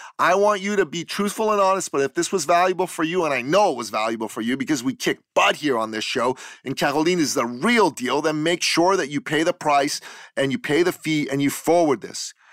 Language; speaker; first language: English; native; English